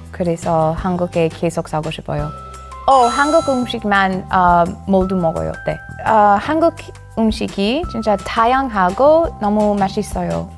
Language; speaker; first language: Korean; non-native, learner; English